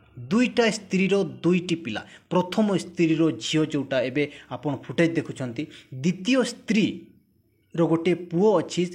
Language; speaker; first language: Odia; non-native, local second language; Santali